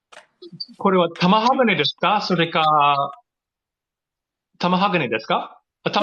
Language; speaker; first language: Japanese; non-native, learner; English